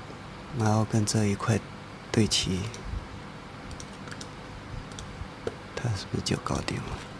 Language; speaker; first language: Chinese; native; Chinese